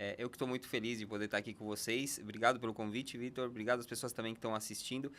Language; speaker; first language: Portuguese; non-native, fluent; Spanish